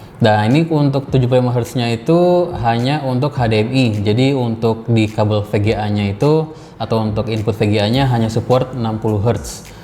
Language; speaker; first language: Indonesian; native; Indonesian